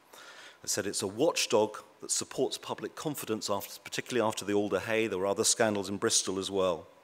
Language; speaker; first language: English; native; English